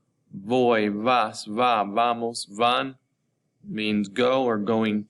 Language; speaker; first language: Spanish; non-native, fluent; English